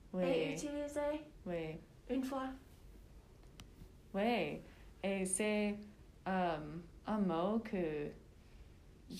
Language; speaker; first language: French; non-native, learner; English